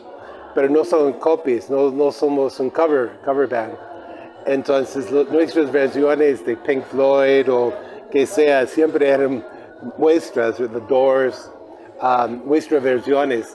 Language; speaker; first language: Spanish; non-native, fluent; English